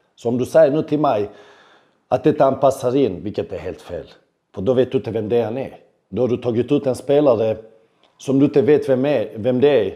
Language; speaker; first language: Swedish; early bilingual, other home language; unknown